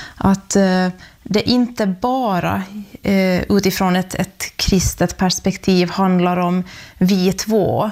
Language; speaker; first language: Swedish; native; Swedish